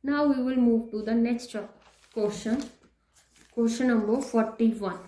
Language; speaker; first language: English; non-native, local second language; Punjabi